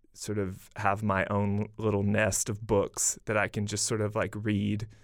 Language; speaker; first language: English; native; English